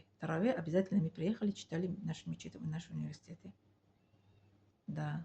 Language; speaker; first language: Russian; non-native, learner; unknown